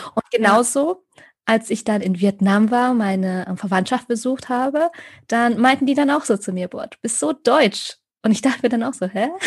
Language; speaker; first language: German; early bilingual, other home language; Vietnamese